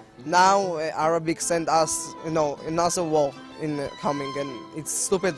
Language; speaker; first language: English; non-native, learner; Hebrew